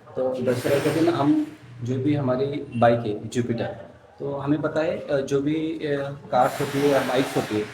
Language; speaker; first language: Hindi; non-native, local second language; Marathi